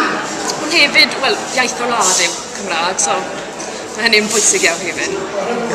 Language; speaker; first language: Welsh; non-native, local second language; English